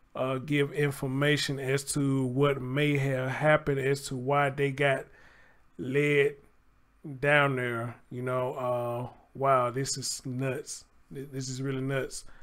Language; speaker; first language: English; native; English